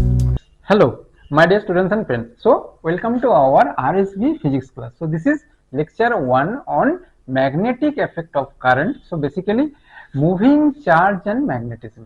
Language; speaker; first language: English; non-native, local second language; Hindi